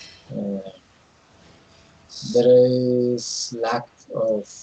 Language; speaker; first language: English; non-native, learner; Spanish